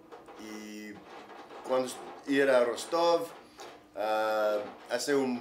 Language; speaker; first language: Spanish; non-native, learner; English